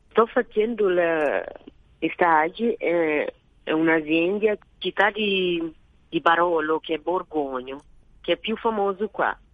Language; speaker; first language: Italian; non-native, learner; Kabuverdianu